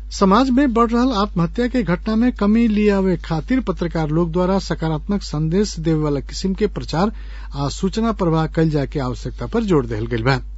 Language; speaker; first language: Bhojpuri; non-native, local second language; Nepali